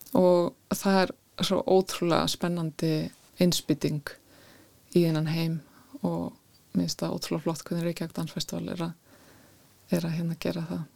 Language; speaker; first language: Icelandic; native; Icelandic